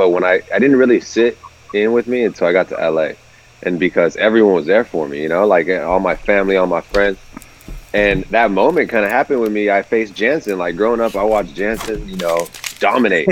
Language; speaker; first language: English; native; English